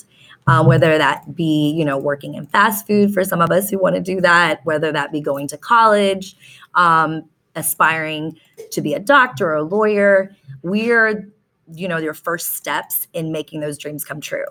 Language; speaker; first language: English; native; English